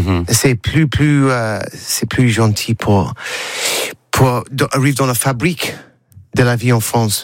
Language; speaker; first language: French; non-native, learner; English